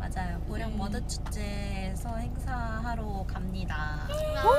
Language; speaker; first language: Korean; non-native, fluent; Vietnamese